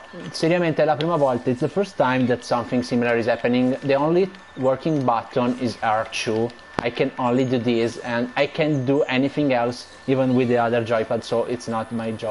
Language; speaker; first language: English; non-native, fluent; Italian